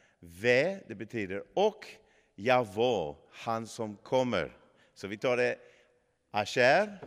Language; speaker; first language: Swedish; non-native, fluent; English